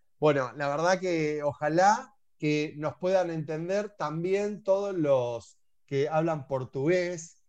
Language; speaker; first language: Spanish; native; Spanish